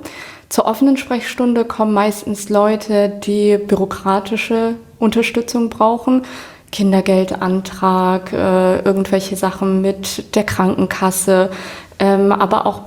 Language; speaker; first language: German; native; German